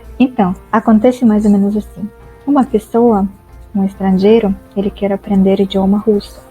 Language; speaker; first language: Portuguese; non-native, fluent; Russian